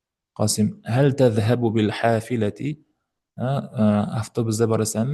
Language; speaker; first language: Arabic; non-native, fluent; Uzbek